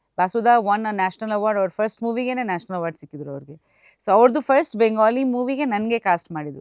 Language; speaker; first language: Kannada; non-native, fluent; Bangla